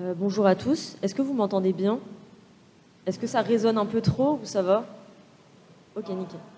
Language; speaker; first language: French; native; French